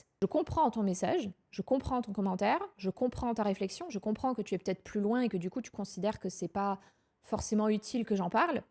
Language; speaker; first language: French; native; French